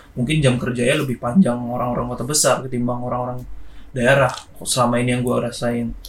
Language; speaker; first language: Indonesian; native; Indonesian